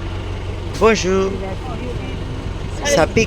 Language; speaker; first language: French; non-native, learner; Spanish